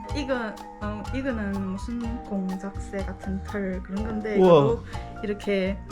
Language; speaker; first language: Korean; early bilingual, heritage; Korean